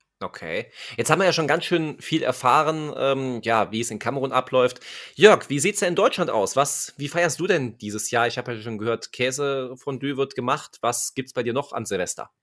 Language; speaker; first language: German; native; German